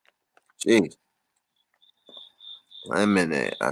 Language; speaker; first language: English; native; English